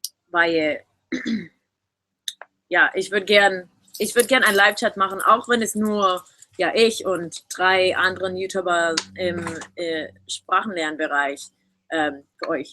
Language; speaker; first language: German; non-native, fluent; English